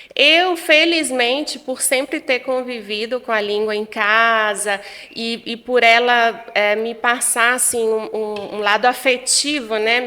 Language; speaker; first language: Portuguese; non-native, fluent; Guarani